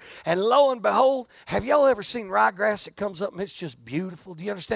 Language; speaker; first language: English; native; English